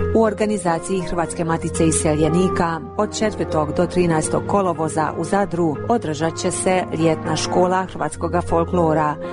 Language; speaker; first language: Croatian; early bilingual, heritage; Croatian